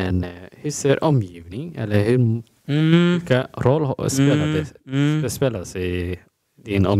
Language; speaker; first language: Swedish; non-native, learner; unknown